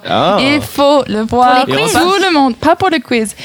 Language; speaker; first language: French; non-native, fluent; English